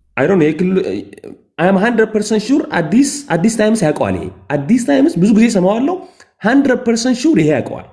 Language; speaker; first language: Amharic; non-native, local second language; Tigrinya